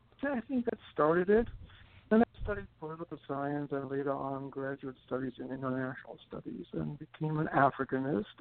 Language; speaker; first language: English; non-native, fluent; German